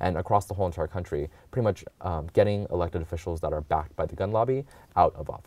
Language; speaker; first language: English; native; English